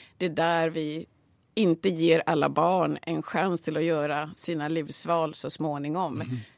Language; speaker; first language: Swedish; early bilingual, other home language; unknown